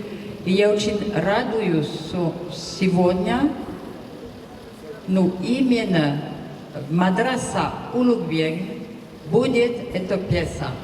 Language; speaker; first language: Russian; non-native, fluent; French